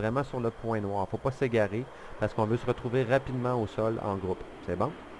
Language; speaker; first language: French; native; French